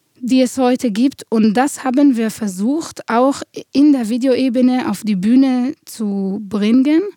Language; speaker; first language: German; non-native, fluent; Hebrew